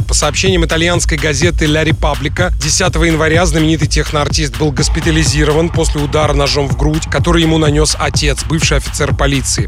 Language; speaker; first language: Russian; native; Russian